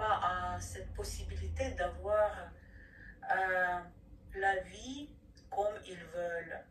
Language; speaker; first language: French; non-native, fluent; Ukrainian